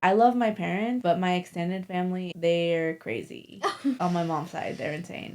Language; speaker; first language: English; native; English